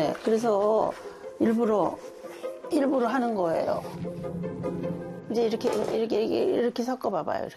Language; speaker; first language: Korean; native; Korean